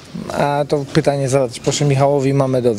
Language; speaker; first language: Polish; native; Polish